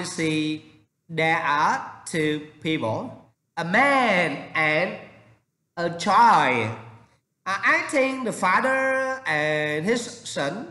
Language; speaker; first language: English; non-native, learner; Vietnamese